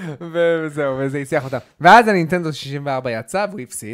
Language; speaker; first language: Hebrew; native; Hebrew